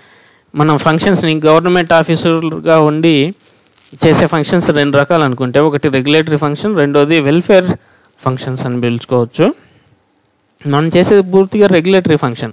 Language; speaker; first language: Telugu; native; Telugu